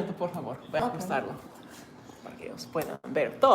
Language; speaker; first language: Spanish; non-native, learner; English